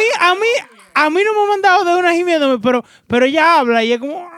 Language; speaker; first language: Spanish; native; Spanish